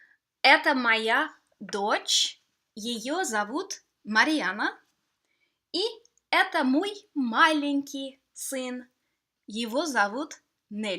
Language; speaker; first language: Russian; non-native, fluent; English